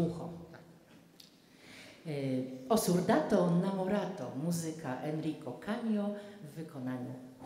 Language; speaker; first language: Polish; native; Polish